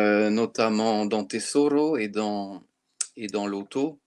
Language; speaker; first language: French; native; French